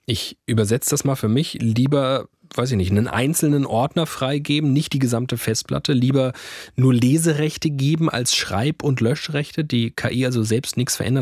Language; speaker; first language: German; native; German